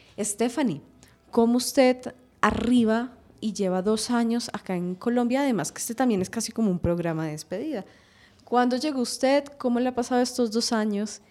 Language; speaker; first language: Spanish; native; Spanish